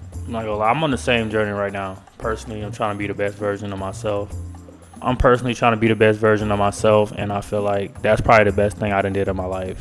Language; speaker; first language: English; native; English